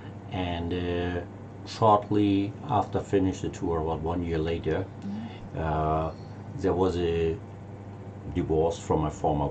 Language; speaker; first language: English; non-native, learner; German